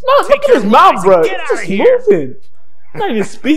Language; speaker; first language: English; native; English